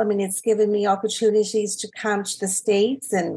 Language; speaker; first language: English; native; English